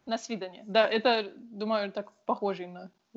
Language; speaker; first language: Russian; non-native, learner; Slovenian